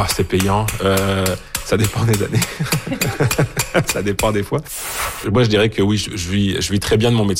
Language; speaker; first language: French; native; French